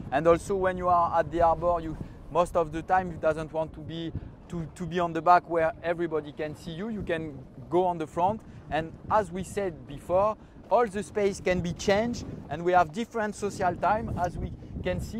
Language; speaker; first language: English; non-native, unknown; French